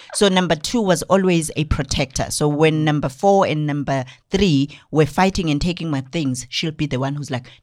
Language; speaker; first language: English; non-native, local second language; Zulu